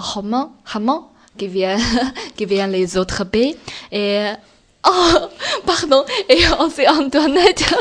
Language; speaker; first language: French; non-native, learner; Chinese